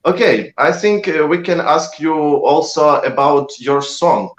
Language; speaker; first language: English; non-native, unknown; Ukrainian